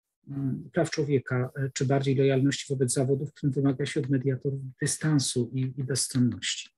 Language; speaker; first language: Polish; native; Polish